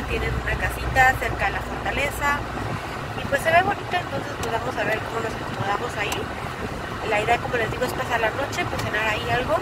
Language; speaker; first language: Spanish; native; Spanish